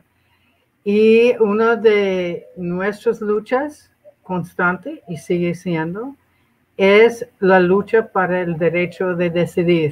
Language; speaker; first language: Spanish; non-native, fluent; English